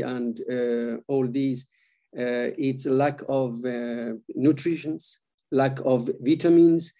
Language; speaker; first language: English; non-native, fluent; Persian